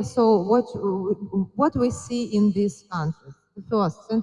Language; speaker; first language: English; non-native, fluent; Ukrainian